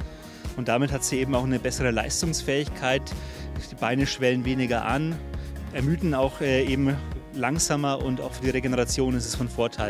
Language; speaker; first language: German; native; German